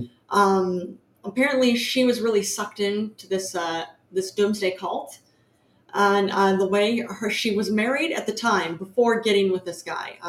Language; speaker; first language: English; native; English